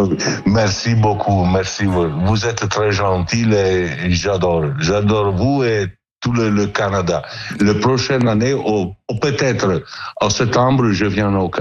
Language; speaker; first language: French; non-native, learner; Italian